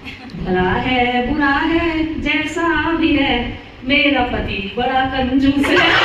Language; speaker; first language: Hindi; non-native, local second language; Marathi